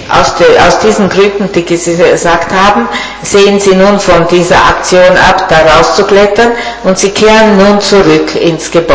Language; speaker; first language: German; non-native, fluent; Italian